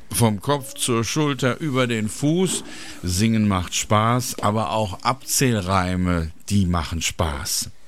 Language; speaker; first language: German; native; German